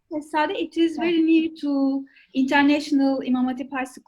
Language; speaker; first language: English; non-native, fluent; Turkish